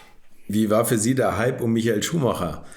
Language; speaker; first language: German; native; German